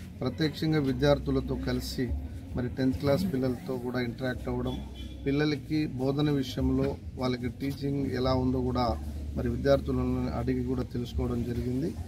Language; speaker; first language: Telugu; non-native, local second language; Lambadi